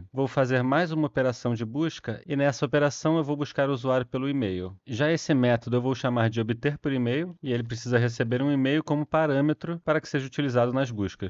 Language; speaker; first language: Portuguese; native; Portuguese